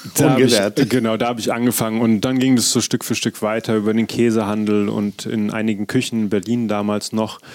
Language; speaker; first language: German; native; German